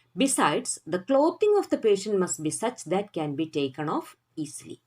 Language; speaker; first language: English; non-native, local second language; Malayalam